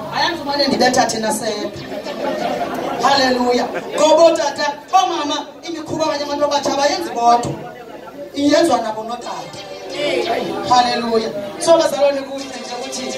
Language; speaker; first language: Zulu; non-native, local second language; Xhosa